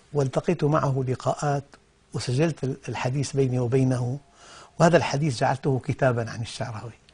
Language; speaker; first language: Arabic; native; Arabic